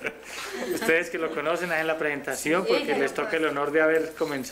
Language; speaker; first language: Spanish; native; Spanish